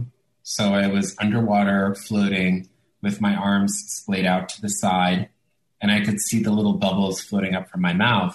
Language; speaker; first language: English; early bilingual, other home language; Italian